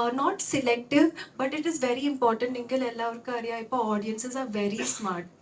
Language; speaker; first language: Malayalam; non-native, local second language; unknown